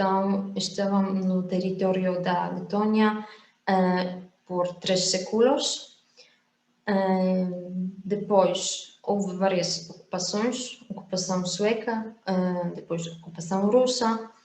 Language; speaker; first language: Portuguese; non-native, fluent; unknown